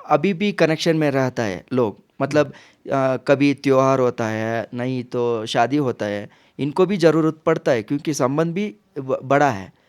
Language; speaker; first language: Hindi; non-native, local second language; Kannada